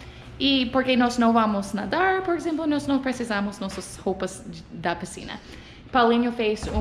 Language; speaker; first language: Portuguese; non-native, learner; English